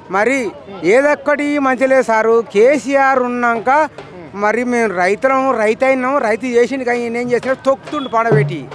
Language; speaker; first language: Telugu; native; Telugu